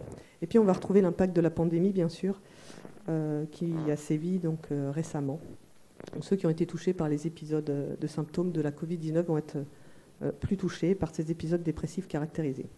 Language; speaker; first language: French; native; French